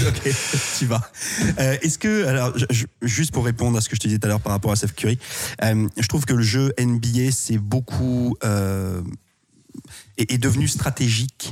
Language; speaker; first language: French; native; French